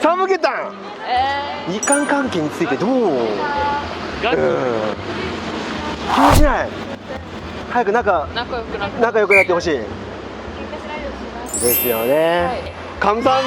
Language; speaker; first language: Japanese; non-native, fluent; Korean